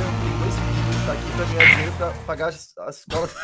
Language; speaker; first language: Portuguese; native; Portuguese